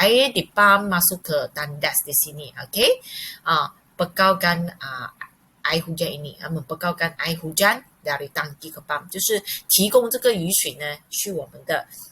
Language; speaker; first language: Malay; non-native, local second language; Chinese